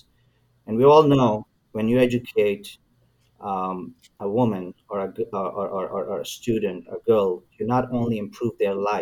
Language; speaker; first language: English; non-native, local second language; Urdu